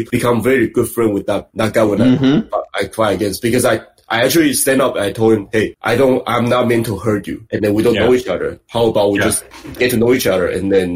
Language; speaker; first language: English; non-native, fluent; Chinese